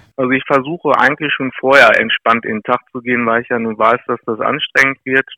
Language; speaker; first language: German; native; German